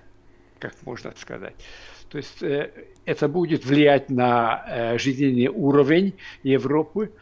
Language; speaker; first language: Russian; non-native, fluent; Hungarian